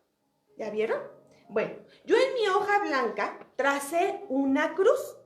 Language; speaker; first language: Spanish; native; Spanish